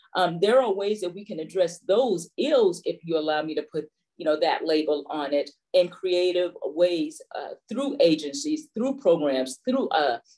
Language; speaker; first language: English; native; English